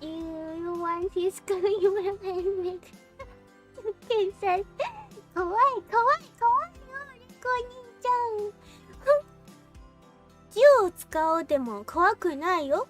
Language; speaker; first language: Japanese; non-native, learner; English